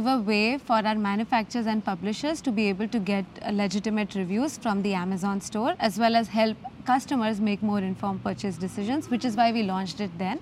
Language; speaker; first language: English; non-native, local second language; Gujarati